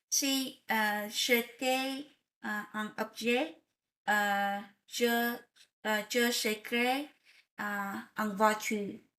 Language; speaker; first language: French; non-native, learner; Vietnamese